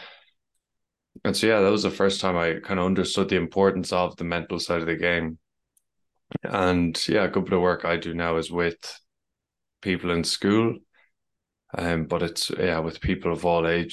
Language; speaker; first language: English; native; English